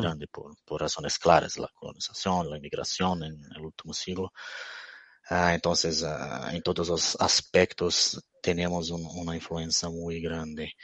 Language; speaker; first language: Spanish; non-native, fluent; Portuguese